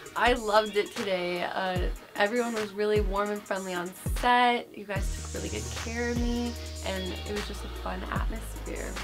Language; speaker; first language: English; native; English